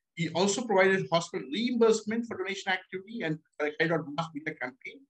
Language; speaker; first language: English; non-native, local second language; Hindi